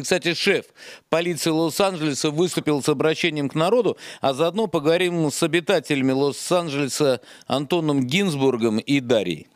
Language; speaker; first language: Russian; native; Russian